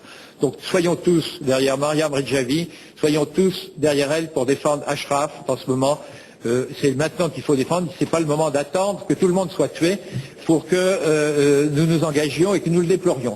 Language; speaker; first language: French; native; French